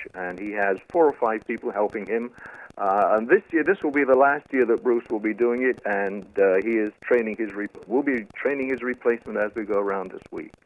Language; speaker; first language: English; native; English